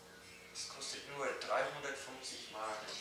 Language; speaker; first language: German; non-native, learner; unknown